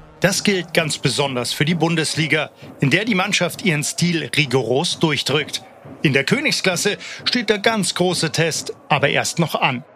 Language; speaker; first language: German; native; German